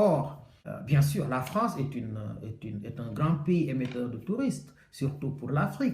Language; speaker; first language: French; non-native, local second language; Wolof